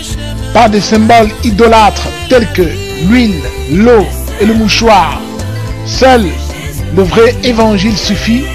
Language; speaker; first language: French; non-native, local second language; Lingala